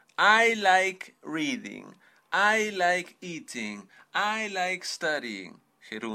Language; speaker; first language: English; non-native, fluent; Spanish